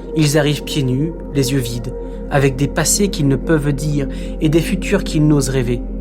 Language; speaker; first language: French; native; French